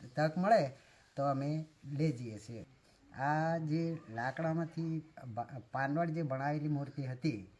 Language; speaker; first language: Gujarati; non-native, local second language; Rathawi